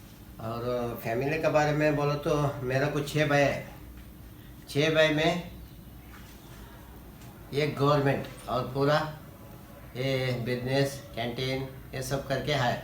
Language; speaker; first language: Hindi; non-native, local second language; Kannada